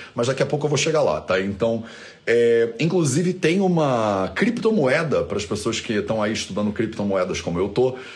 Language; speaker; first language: Portuguese; native; Portuguese